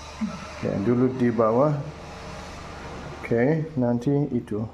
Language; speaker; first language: Indonesian; non-native, learner; English